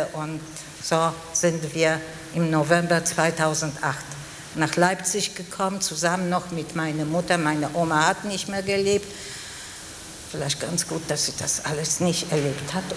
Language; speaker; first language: German; non-native, fluent; Polish